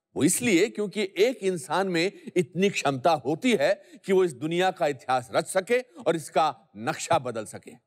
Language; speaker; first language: Hindi; native; Hindi